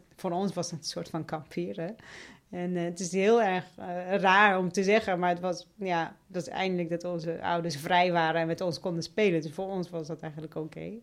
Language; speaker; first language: Dutch; non-native, fluent; Arabic